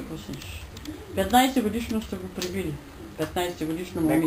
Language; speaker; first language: Bulgarian; native; Bulgarian